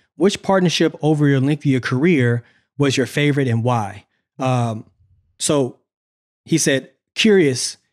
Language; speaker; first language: English; native; English